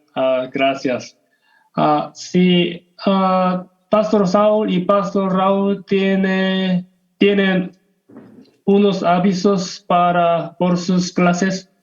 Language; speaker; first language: Spanish; non-native, learner; Korean